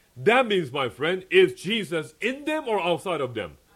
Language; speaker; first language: English; early bilingual, other home language; Korean